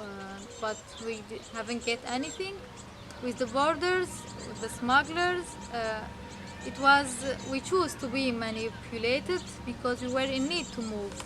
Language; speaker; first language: English; non-native, fluent; Arabic